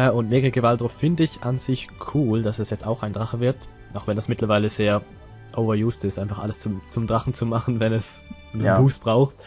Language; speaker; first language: German; native; German